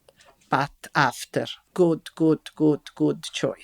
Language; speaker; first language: English; non-native, learner; Italian